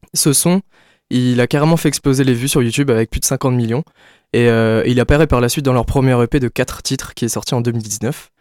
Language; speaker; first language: French; native; French